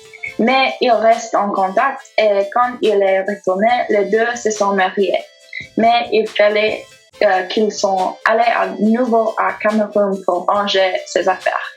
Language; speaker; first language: French; non-native, learner; English